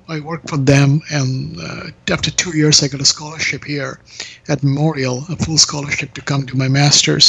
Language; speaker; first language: English; non-native, local second language; Bangla